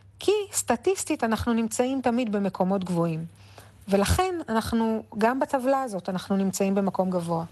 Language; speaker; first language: Hebrew; native; Hebrew